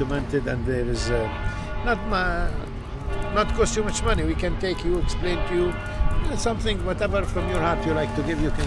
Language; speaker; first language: English; non-native, learner; Arabic